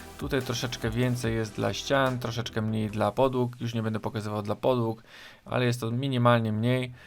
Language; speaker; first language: Polish; native; Polish